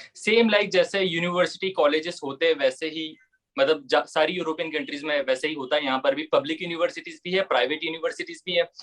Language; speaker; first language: Hindi; native; Hindi